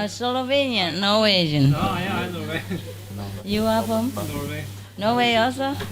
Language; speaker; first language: English; non-native, fluent; Vietnamese